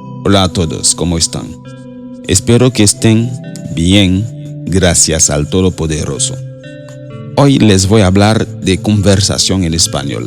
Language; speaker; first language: Spanish; non-native, fluent; Haitian Creole